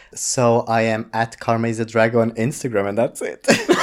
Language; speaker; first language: English; non-native, fluent; Portuguese